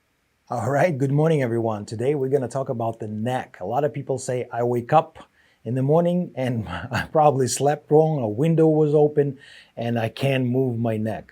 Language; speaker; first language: English; non-native, fluent; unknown